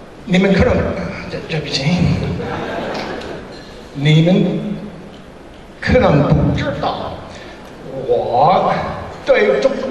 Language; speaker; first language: Chinese; non-native, learner; English